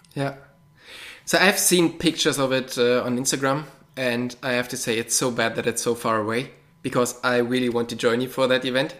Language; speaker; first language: English; non-native, fluent; German